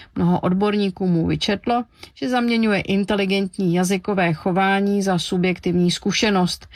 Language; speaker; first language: Czech; native; Czech